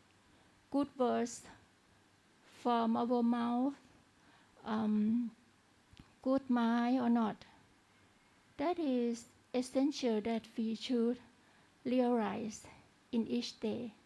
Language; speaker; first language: English; non-native, learner; Thai